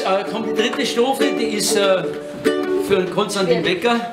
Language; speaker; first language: German; native; German